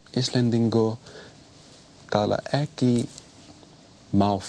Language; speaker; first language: Icelandic; non-native, learner; English